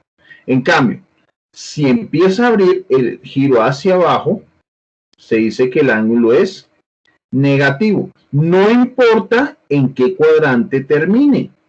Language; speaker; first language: Spanish; native; Spanish